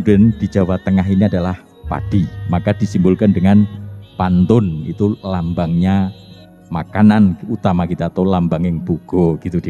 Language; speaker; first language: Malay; non-native, local second language; Javanese